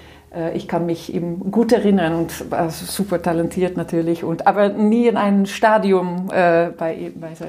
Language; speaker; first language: German; non-native, fluent; Dutch